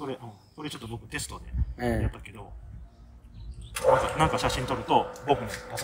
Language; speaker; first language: Japanese; non-native, fluent; Thai